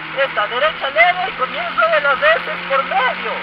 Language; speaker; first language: Spanish; native; Spanish